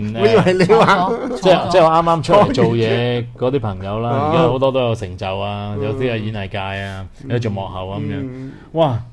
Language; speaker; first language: Cantonese; native; Cantonese